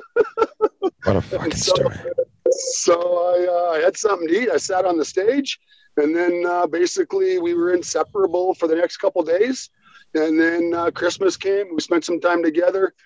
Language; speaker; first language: English; native; English